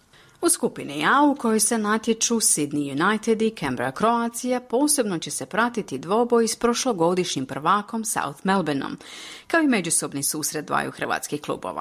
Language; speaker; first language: Croatian; native; Croatian